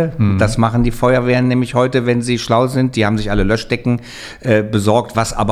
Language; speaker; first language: German; native; German